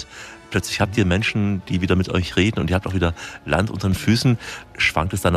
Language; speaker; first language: German; native; German